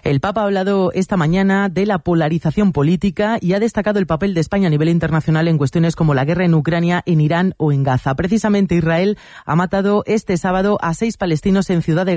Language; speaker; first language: Spanish; native; Spanish